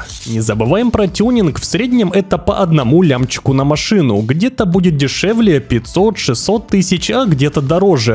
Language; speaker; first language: Russian; native; Russian